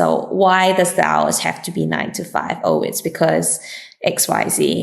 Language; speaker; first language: English; native; English